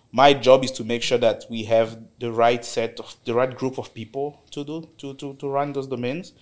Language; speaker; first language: English; non-native, fluent; French